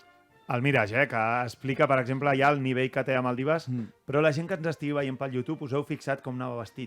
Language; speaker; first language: Catalan; native; Catalan